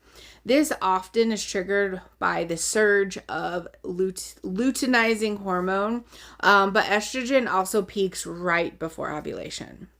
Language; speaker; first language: English; native; English